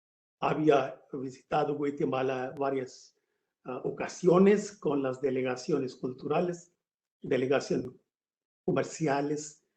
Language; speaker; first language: Spanish; non-native, fluent; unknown